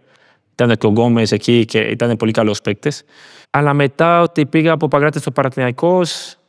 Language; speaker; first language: Greek; non-native, learner; Spanish